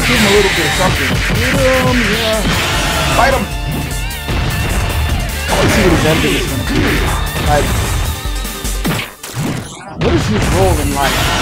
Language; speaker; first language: English; native; English